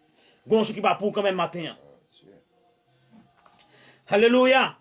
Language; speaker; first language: French; non-native, learner; Haitian Creole